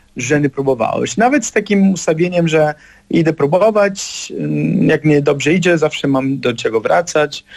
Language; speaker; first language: Polish; non-native, fluent; Italian